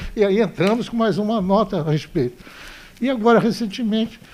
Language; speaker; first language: Portuguese; native; Portuguese